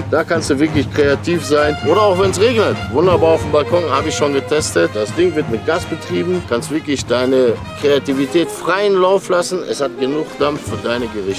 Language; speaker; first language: German; native; German